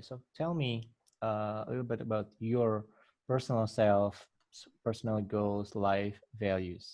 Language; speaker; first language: English; non-native, fluent; Indonesian